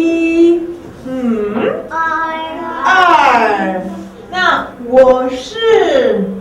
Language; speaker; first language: Chinese; non-native, fluent; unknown